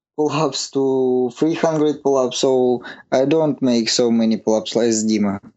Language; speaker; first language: English; non-native, learner; Russian